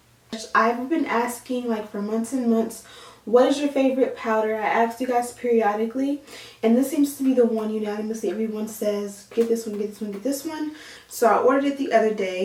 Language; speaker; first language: English; native; English